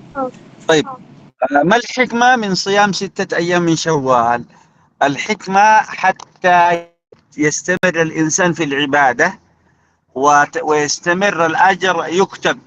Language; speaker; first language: Arabic; native; Arabic